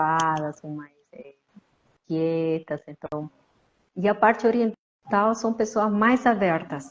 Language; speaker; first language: Portuguese; non-native, fluent; Spanish